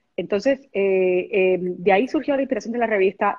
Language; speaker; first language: Spanish; native; Spanish